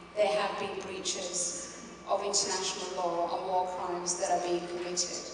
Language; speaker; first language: English; early bilingual, other home language; Urdu